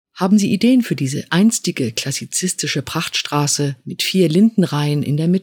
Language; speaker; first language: German; native; German